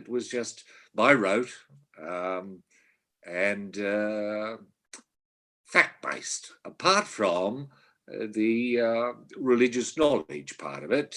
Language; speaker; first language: English; native; English